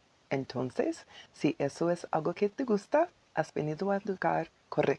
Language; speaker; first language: Spanish; non-native, learner; English